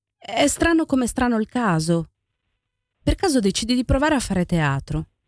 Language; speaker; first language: Italian; native; Italian